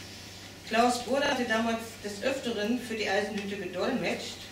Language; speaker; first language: German; native; German